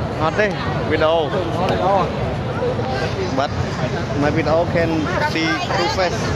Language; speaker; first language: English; non-native, learner; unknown